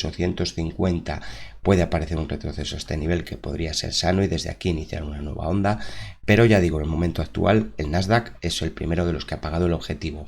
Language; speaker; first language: Spanish; native; Spanish